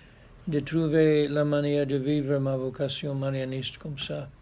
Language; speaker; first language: French; non-native, fluent; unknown